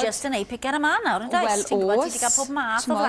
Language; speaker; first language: Welsh; native; Welsh